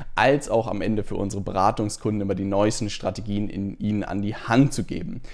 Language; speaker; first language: German; native; German